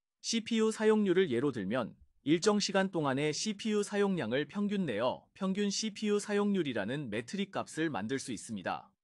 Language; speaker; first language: Korean; native; Korean